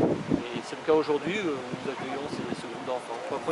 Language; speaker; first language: French; native; French